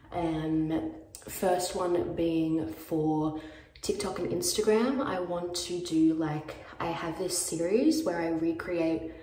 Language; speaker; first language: English; native; English